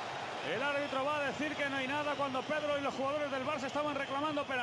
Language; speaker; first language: Spanish; native; Spanish